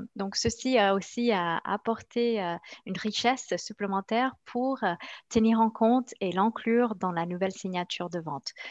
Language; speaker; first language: French; non-native, fluent; Spanish